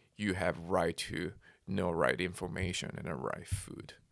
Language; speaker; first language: English; non-native, fluent; Korean